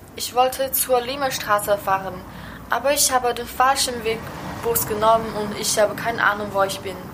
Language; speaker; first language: German; non-native, learner; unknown